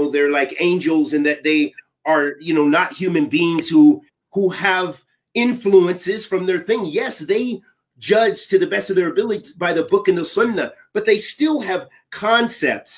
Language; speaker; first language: English; native; English